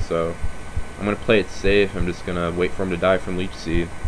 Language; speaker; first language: English; native; English